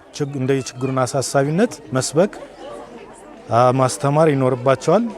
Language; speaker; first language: Amharic; native; Amharic